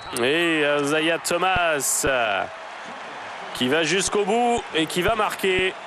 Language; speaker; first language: French; native; French